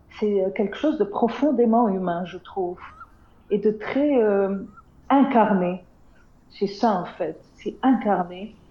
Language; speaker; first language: French; non-native, local second language; Arabic